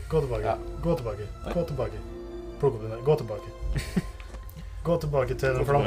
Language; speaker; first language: Norwegian; native; Norwegian